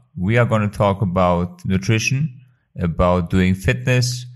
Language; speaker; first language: English; non-native, fluent; Albanian